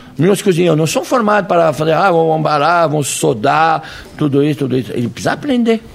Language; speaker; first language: Portuguese; non-native, fluent; French